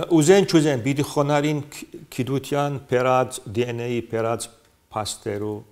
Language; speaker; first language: Armenian; early bilingual, heritage; Armenian